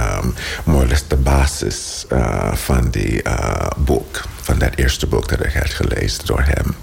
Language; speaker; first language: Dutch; non-native, learner; English